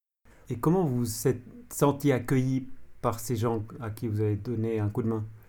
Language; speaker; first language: French; native; French